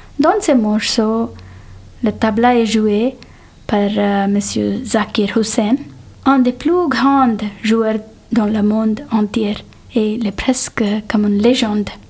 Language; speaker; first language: French; non-native, fluent; Telugu